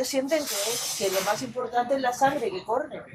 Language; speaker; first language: Spanish; native; Spanish